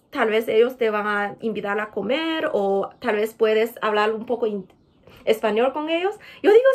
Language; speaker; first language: Spanish; non-native, fluent; Chinese